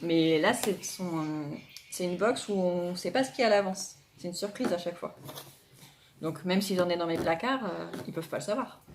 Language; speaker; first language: French; native; French